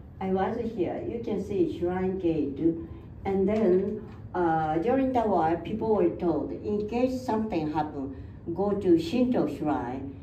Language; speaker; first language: English; non-native, fluent; Japanese